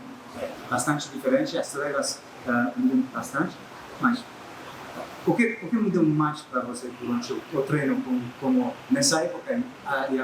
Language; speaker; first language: Portuguese; non-native, learner; French